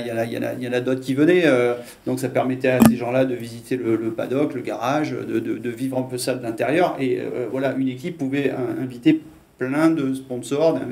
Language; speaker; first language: French; native; French